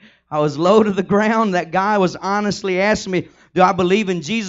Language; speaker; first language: English; early bilingual, other home language; Spanish